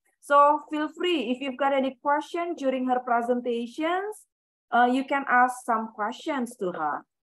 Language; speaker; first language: English; non-native, fluent; Indonesian